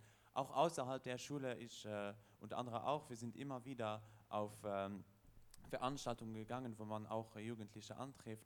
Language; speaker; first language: German; non-native, local second language; Luxembourgish